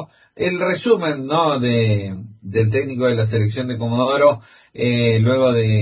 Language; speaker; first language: Spanish; native; Spanish